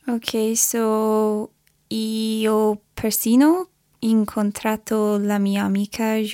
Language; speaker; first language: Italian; non-native, learner; English